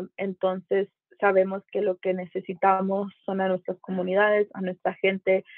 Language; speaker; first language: Spanish; native; Spanish